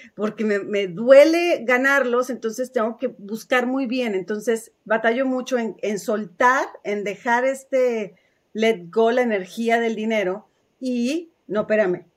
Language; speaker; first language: Spanish; native; Spanish